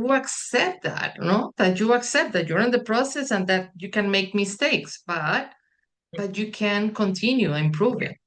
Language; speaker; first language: English; non-native, fluent; Spanish